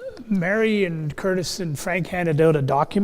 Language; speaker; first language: English; native; English